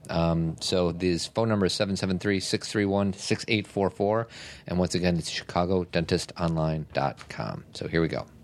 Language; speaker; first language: English; native; English